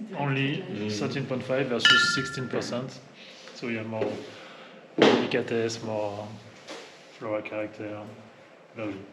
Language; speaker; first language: English; non-native, fluent; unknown